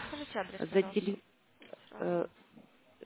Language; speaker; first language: Russian; native; Russian